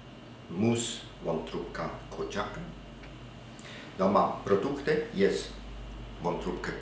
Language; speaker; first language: Polish; non-native, learner; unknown